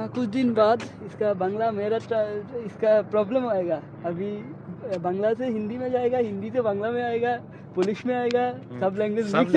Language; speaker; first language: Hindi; non-native, local second language; Malayalam